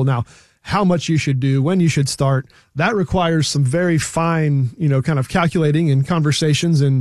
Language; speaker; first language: English; native; English